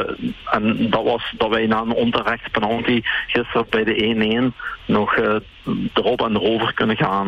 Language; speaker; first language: Dutch; native; Dutch